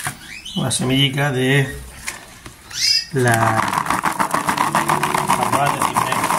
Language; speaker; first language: Spanish; native; Spanish